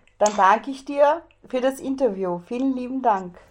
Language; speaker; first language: German; native; German